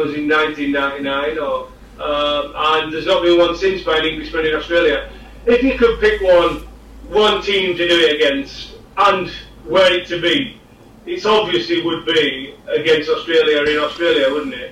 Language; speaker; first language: English; native; English